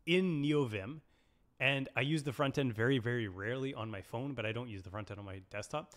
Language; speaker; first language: English; native; English